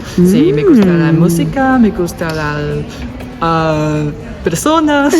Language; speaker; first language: Spanish; non-native, learner; Chinese